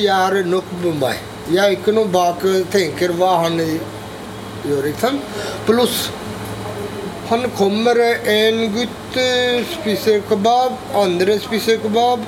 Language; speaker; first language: Norwegian; non-native, learner; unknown